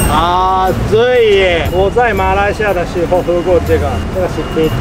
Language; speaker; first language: Chinese; non-native, fluent; Japanese